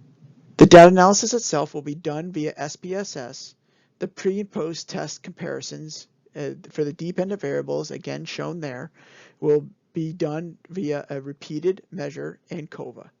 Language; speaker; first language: English; native; English